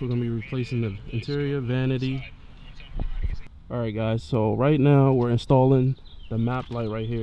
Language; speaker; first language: English; native; English